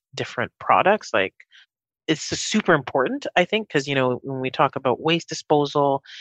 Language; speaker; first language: English; native; English